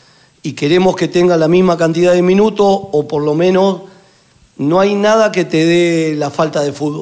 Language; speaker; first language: Spanish; native; Spanish